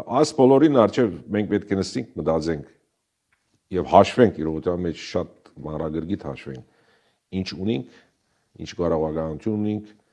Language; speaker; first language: Armenian; early bilingual, heritage; Armenian